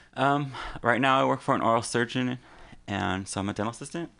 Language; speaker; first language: English; early bilingual, other home language; Spanish